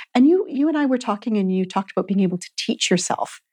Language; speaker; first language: English; native; English